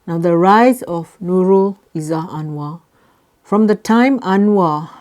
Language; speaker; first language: English; non-native, local second language; Malay